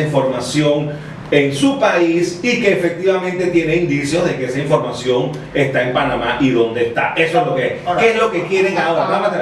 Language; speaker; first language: Spanish; native; Spanish